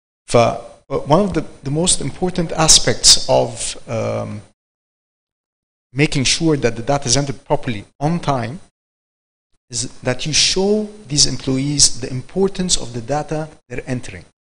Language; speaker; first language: English; non-native, fluent; Arabic